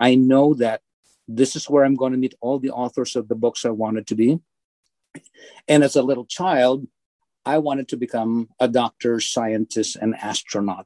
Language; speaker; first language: English; non-native, local second language; Filipino